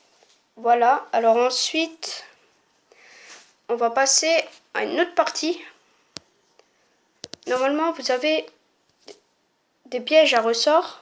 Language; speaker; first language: French; native; French